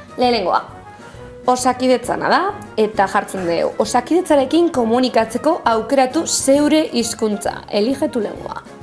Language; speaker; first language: Basque; native; Basque